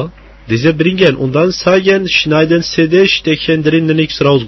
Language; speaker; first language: German; non-native, learner; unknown